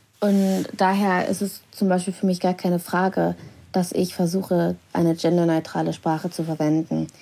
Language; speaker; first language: German; early bilingual, other home language; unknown